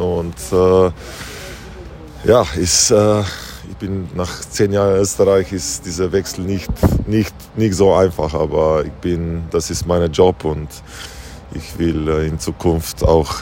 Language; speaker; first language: German; non-native, learner; Slovenian